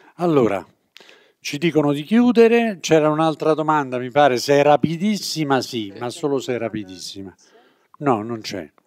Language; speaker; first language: Italian; native; Italian